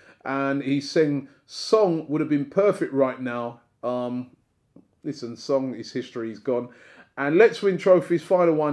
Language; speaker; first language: English; native; English